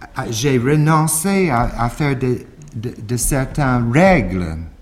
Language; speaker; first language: French; non-native, fluent; English